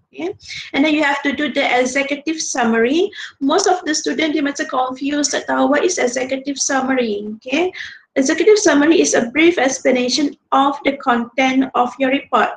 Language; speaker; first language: English; non-native, local second language; Malay